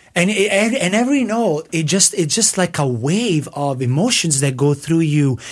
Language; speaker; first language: English; non-native, fluent; Italian